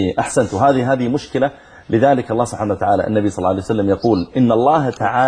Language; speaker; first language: Arabic; native; Arabic